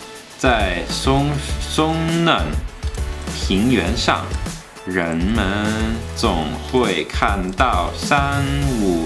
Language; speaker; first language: Chinese; non-native, fluent; English